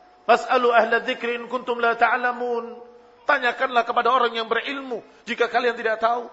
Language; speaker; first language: Indonesian; native; Indonesian